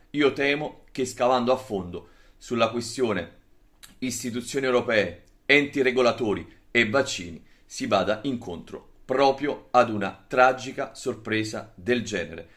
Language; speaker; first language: Italian; native; Italian